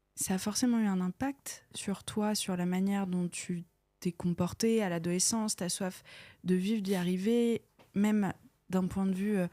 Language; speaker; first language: French; native; French